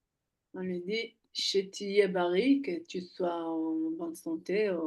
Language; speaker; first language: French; non-native, fluent; Hebrew